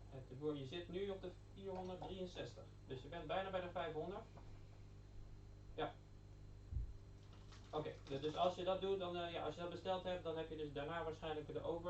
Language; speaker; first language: Dutch; native; Dutch